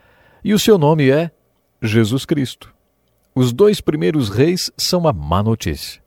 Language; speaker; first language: Portuguese; native; Portuguese